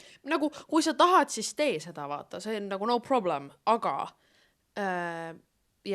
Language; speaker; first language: Estonian; native; Estonian